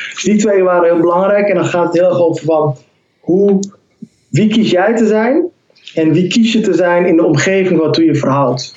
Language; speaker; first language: Dutch; early bilingual, other home language; Somali